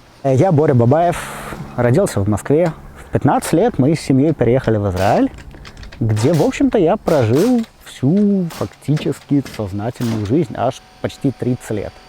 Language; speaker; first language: Russian; native; Russian